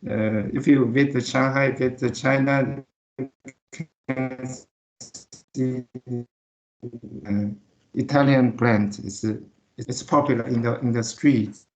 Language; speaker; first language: English; non-native, learner; Chinese